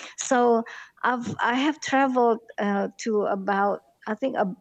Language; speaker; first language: English; non-native, fluent; Indonesian